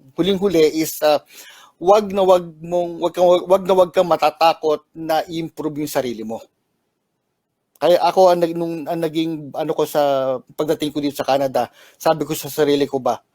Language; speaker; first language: Filipino; native; Filipino